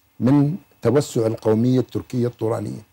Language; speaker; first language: Arabic; native; Arabic